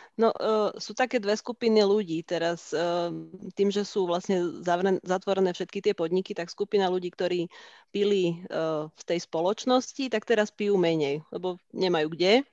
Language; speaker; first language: Slovak; native; Slovak